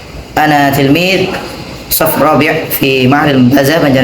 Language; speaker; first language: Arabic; non-native, learner; Indonesian